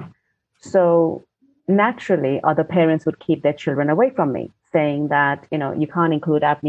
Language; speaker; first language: English; non-native, local second language; Gujarati